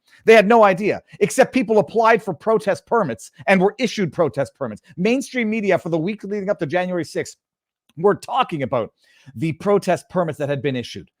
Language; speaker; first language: English; native; English